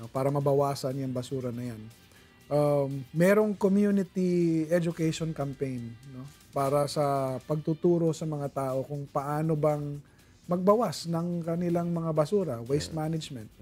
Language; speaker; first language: Filipino; native; Filipino